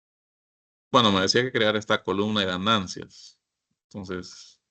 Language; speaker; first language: Spanish; native; Spanish